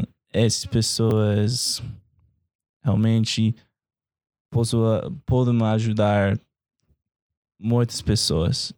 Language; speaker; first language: Portuguese; non-native, learner; English